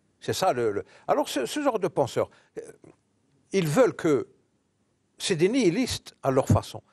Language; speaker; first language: French; non-native, local second language; Arabic